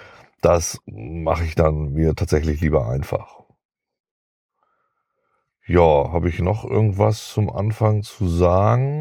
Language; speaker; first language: German; native; German